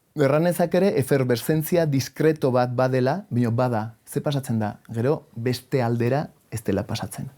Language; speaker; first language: Basque; non-native, local second language; Spanish